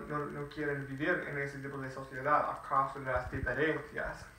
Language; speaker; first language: Spanish; non-native, fluent; English